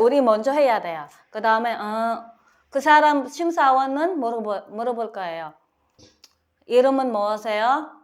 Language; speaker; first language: Korean; non-native, learner; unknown